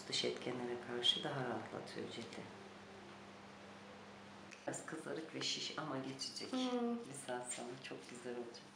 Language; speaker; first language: Turkish; native; Turkish